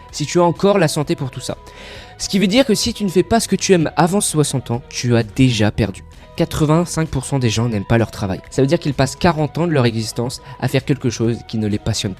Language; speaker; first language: French; native; French